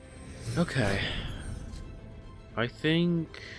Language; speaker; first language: English; native; English